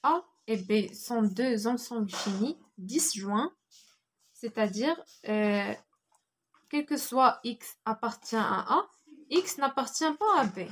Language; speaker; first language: French; non-native, local second language; Arabic